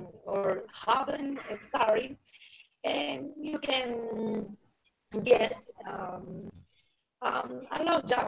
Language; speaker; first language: English; non-native, learner; Spanish